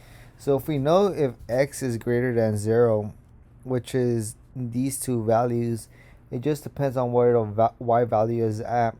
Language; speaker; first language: English; native; English